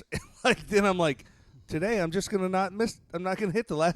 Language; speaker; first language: English; native; English